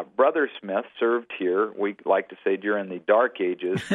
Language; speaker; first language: English; native; English